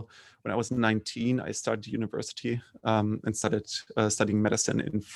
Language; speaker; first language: English; non-native, fluent; German